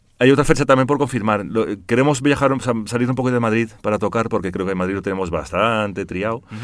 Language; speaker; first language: Spanish; early bilingual, heritage; Spanish